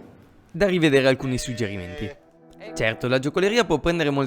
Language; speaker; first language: Italian; native; Italian